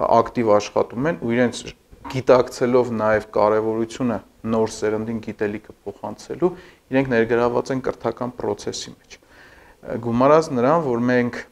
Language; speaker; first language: Armenian; native; Armenian